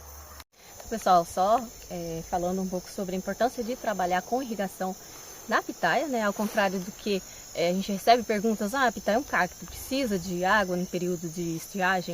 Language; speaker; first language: Portuguese; native; Portuguese